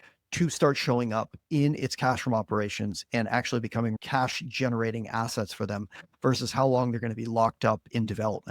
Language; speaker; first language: English; native; English